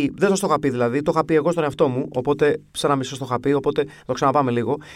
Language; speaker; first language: Greek; early bilingual, other home language; English